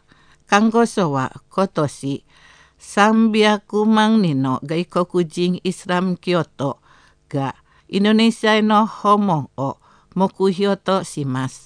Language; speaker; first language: Japanese; non-native, learner; Indonesian